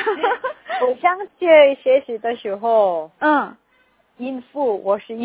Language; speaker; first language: Chinese; non-native, learner; Korean